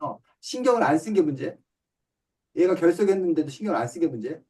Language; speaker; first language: Korean; native; Korean